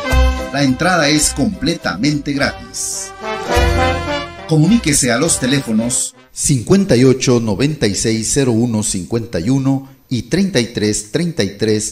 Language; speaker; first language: Spanish; native; Spanish